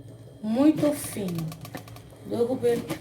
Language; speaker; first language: Portuguese; non-native, learner; Haitian Creole